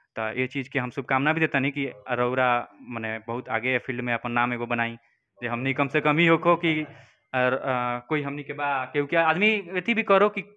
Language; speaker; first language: Hindi; native; Hindi